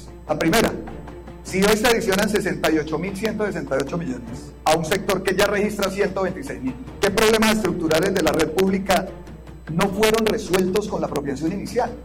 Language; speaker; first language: Spanish; native; Spanish